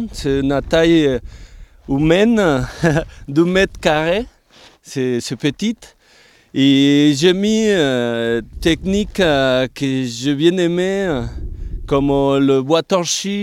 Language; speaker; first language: French; non-native, fluent; Spanish